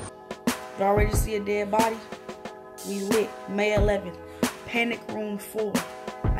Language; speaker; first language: English; native; English